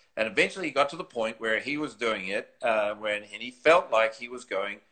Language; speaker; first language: English; native; English